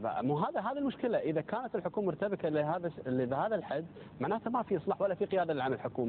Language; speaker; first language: Arabic; native; Arabic